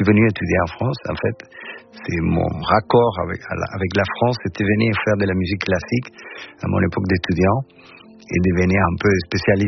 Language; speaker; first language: French; non-native, fluent; Spanish